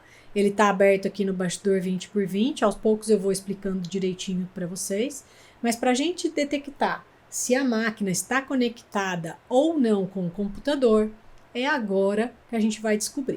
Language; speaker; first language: Portuguese; native; Portuguese